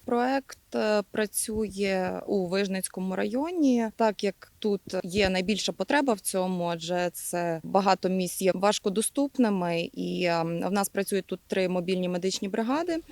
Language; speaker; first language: Ukrainian; native; Ukrainian